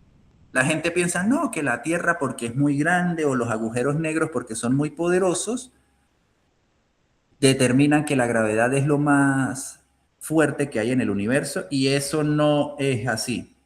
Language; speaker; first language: Spanish; native; Spanish